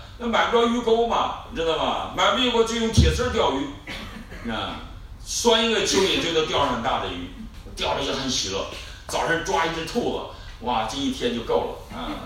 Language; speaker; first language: Chinese; native; Chinese